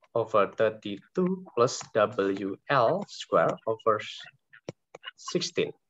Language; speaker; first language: English; non-native, fluent; Indonesian